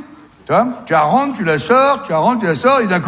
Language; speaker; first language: French; native; French